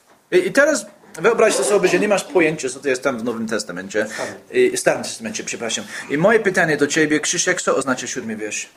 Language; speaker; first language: Polish; non-native, fluent; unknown